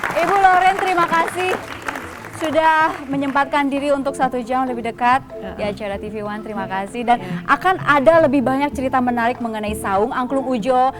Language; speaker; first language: Indonesian; native; Indonesian